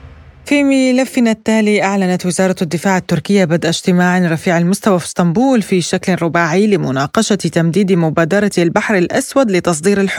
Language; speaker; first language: Arabic; native; Arabic